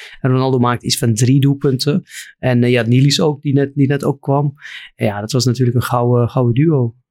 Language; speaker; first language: Dutch; non-native, fluent; Arabic